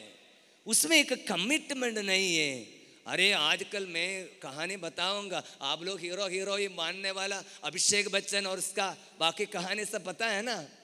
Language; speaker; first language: Hindi; non-native, local second language; Malayalam